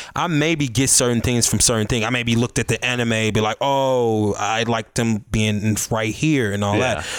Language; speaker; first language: English; native; English